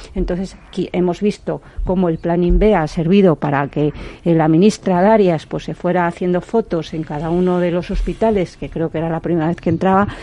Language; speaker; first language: Spanish; native; Spanish